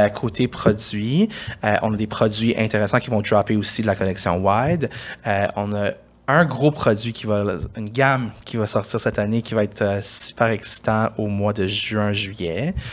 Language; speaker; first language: French; early bilingual, other home language; Persian